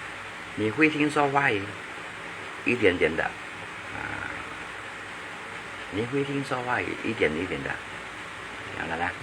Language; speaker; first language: Chinese; non-native, learner; Hakka Chinese